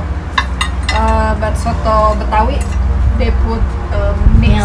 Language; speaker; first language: English; non-native, learner; Indonesian